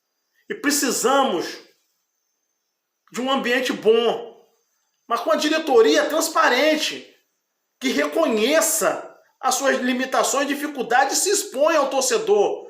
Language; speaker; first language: Portuguese; native; Portuguese